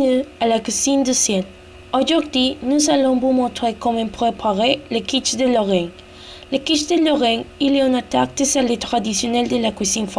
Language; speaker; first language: French; non-native, learner; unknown